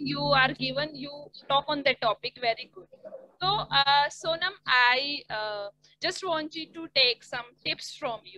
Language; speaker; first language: English; non-native, learner; Hindi